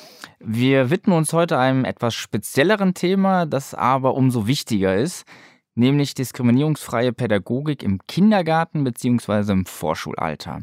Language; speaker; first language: German; native; German